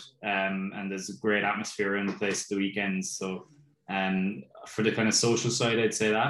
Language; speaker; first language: English; native; English